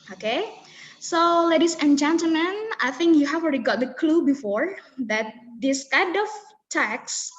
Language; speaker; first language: English; non-native, fluent; Indonesian